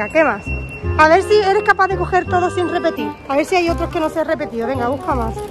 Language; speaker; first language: Spanish; native; Spanish